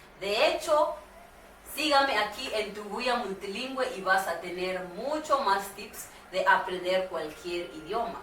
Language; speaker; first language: Spanish; non-native, learner; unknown